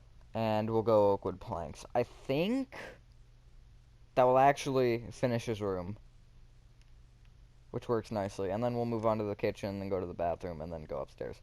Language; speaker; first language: English; native; English